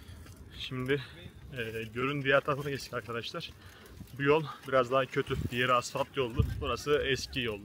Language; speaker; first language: Turkish; native; Turkish